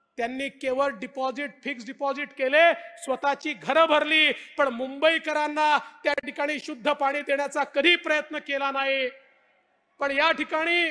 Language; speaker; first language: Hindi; non-native, local second language; Marathi